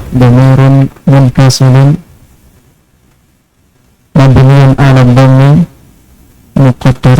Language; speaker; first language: Arabic; non-native, learner; Indonesian